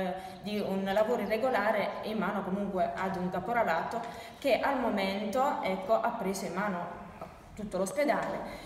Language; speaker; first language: Italian; native; Italian